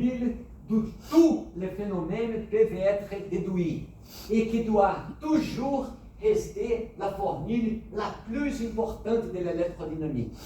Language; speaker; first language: French; non-native, fluent; Portuguese